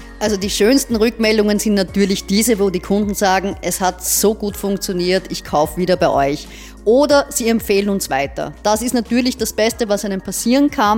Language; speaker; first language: German; native; German